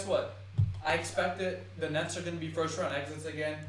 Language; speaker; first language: English; native; English